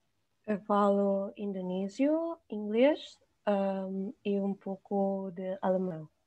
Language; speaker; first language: Portuguese; non-native, learner; Indonesian